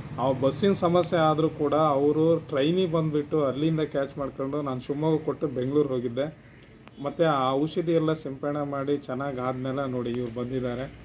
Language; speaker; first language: Kannada; native; Kannada